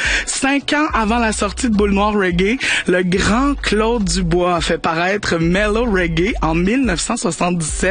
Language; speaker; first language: French; native; French